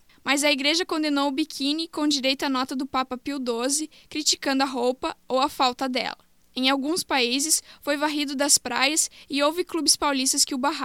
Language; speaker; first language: Portuguese; native; Portuguese